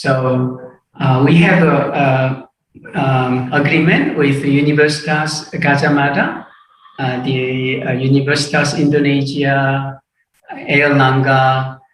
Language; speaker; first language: English; non-native, fluent; Korean